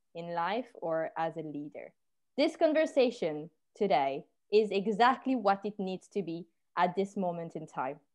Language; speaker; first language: English; non-native, fluent; French